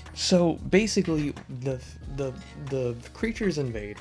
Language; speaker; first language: English; native; English